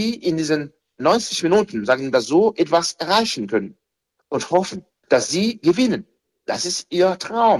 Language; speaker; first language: German; non-native, fluent; Haitian Creole